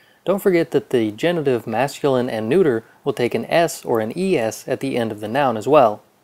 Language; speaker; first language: English; native; English